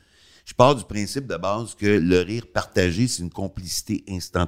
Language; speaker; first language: French; native; French